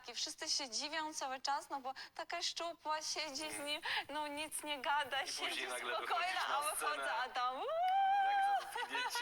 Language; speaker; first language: Polish; non-native, fluent; Ukrainian